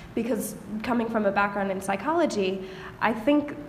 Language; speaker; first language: English; native; English